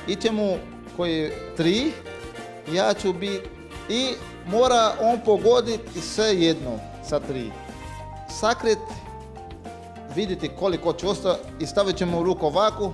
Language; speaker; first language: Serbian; non-native, learner; Portuguese